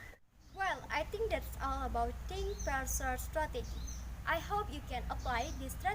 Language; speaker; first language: English; non-native, learner; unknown